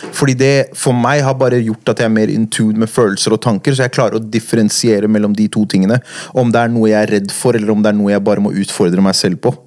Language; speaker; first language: Norwegian; native; Norwegian